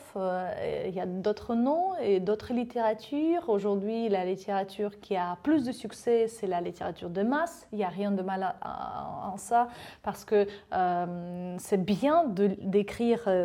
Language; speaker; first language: French; non-native, fluent; Russian